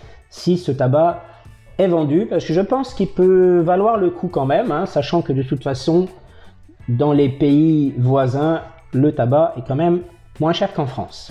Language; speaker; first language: French; native; French